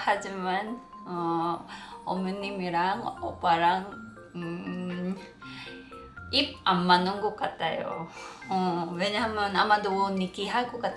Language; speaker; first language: Korean; non-native, learner; Filipino